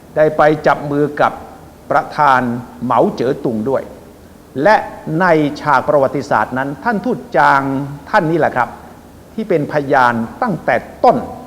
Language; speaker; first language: Thai; native; Thai